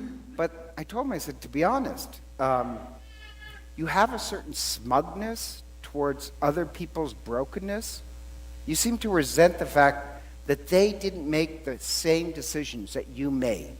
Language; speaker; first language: English; native; English